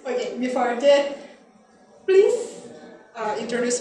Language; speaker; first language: English; non-native, learner; Indonesian